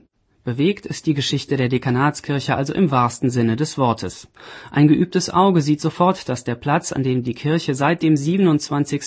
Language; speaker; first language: German; native; German